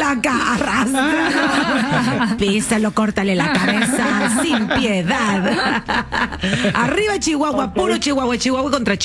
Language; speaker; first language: Spanish; native; Spanish